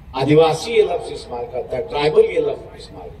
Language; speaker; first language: Hindi; non-native, local second language; Marathi